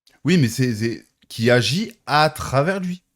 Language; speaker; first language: French; native; French